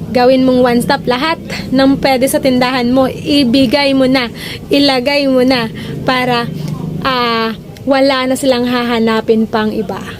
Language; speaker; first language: Filipino; non-native, local second language; Hiligaynon